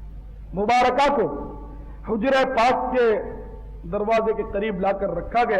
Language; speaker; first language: Urdu; native; Urdu